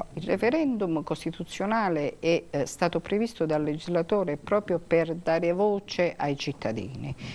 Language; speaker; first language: Italian; native; Italian